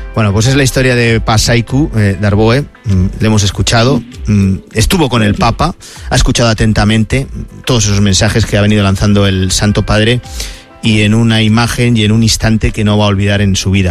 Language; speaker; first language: Spanish; native; Spanish